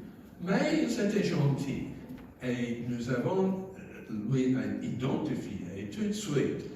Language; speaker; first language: French; non-native, fluent; English